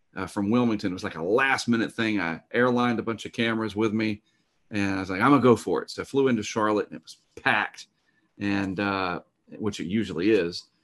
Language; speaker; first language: English; native; English